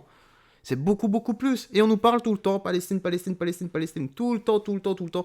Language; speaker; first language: French; native; French